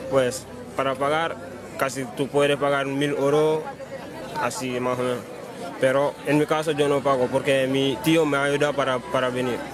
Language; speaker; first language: Spanish; non-native, learner; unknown